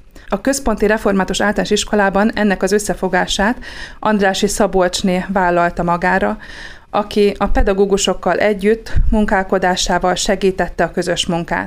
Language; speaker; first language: Hungarian; native; Hungarian